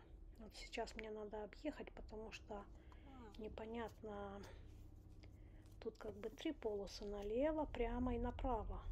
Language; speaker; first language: Russian; non-native, local second language; Romanian